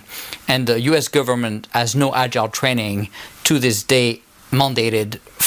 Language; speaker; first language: English; non-native, fluent; French